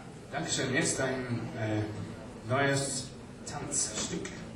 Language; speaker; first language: German; non-native, learner; English